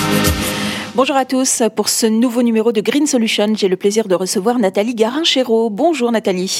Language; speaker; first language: French; native; French